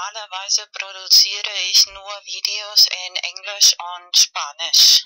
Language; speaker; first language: German; non-native, learner; Spanish